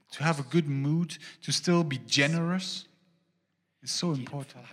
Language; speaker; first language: English; non-native, fluent; German